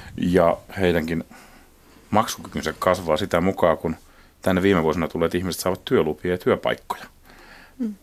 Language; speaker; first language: Finnish; native; Finnish